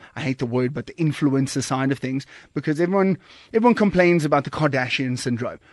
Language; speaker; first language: English; native; English